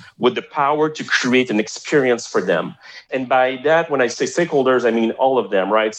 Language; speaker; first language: English; non-native, fluent; French